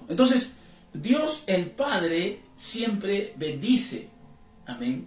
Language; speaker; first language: Spanish; native; Spanish